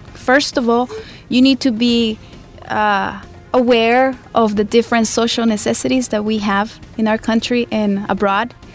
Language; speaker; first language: English; non-native, fluent; Spanish